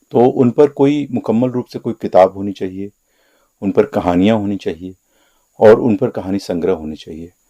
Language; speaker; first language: Hindi; native; Hindi